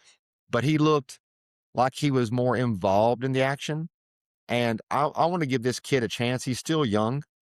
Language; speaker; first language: English; native; English